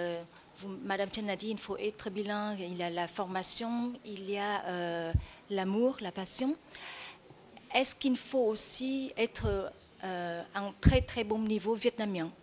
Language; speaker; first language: French; non-native, fluent; Vietnamese